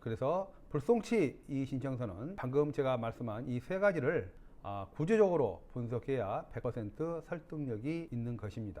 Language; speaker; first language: Korean; native; Korean